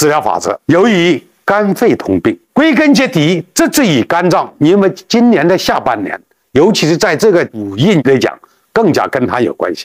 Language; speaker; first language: Chinese; native; Chinese